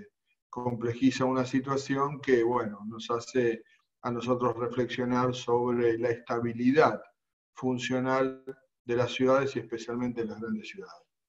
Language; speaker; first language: Spanish; native; Spanish